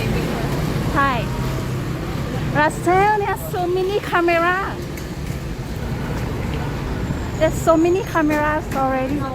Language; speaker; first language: English; non-native, fluent; Thai